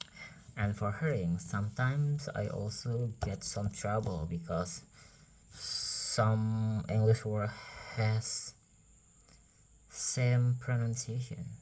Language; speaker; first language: English; non-native, learner; Indonesian